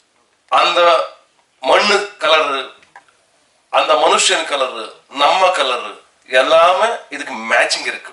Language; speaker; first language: Tamil; non-native, learner; Kannada